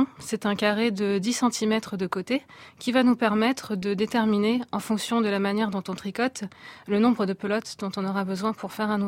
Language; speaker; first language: French; native; French